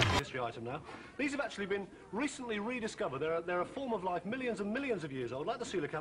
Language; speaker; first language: English; native; English